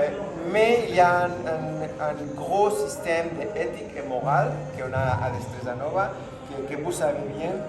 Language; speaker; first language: French; non-native, fluent; Spanish